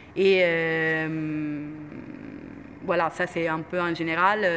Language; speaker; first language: French; non-native, fluent; Italian